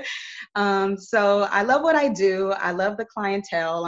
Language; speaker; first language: English; native; English